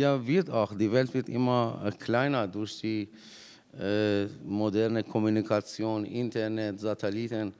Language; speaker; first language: German; non-native, fluent; Persian